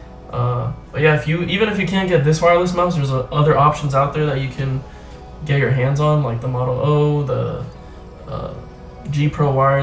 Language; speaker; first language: English; native; English